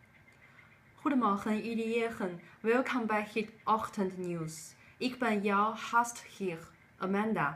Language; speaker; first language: Dutch; non-native, learner; Chinese